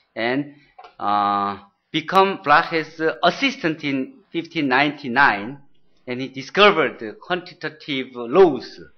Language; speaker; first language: English; non-native, fluent; Korean